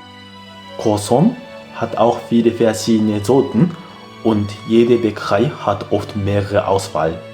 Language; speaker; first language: German; non-native, fluent; Japanese